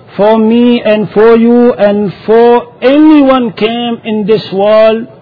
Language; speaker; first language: English; non-native, local second language; Urdu